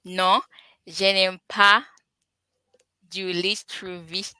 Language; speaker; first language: French; non-native, learner; English